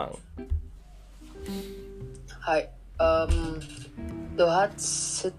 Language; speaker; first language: Japanese; non-native, learner; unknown